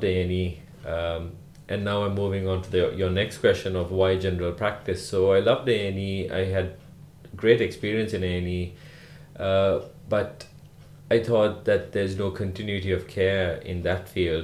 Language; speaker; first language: English; non-native, local second language; Sinhala